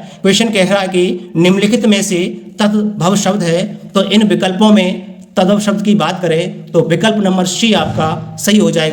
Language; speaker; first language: Hindi; native; Hindi